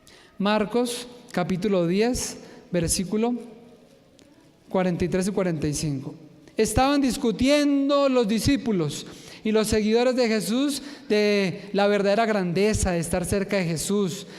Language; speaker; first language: Spanish; native; Spanish